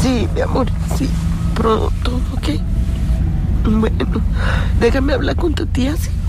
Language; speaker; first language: Spanish; native; Spanish